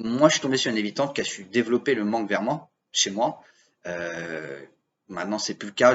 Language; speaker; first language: French; native; French